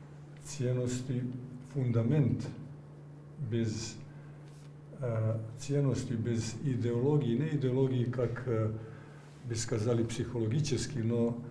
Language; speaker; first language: Russian; non-native, learner; Serbian